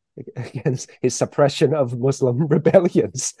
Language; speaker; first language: English; early bilingual, other home language; Chinese